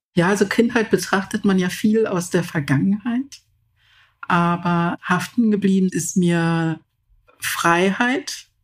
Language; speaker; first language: German; early bilingual, other home language; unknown